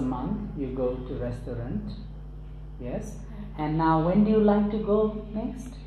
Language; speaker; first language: English; non-native, local second language; Nepali